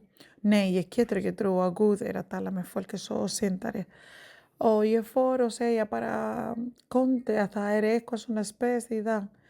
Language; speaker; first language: Icelandic; non-native, learner; Spanish